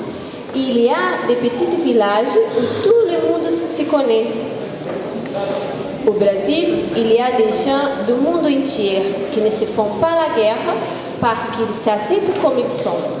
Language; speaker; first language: French; non-native, fluent; Portuguese